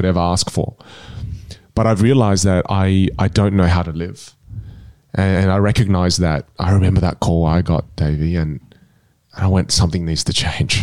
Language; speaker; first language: English; non-native, local second language; Min Nan Chinese